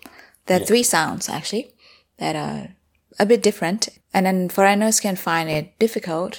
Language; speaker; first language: English; non-native, fluent; Thai